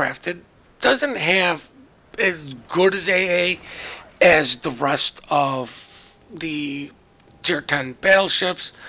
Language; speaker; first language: English; native; English